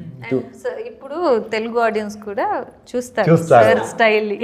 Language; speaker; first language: Telugu; non-native, learner; Kannada